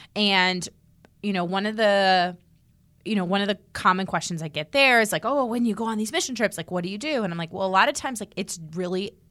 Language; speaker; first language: English; native; English